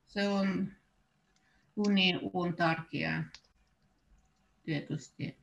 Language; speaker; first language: Finnish; non-native, learner; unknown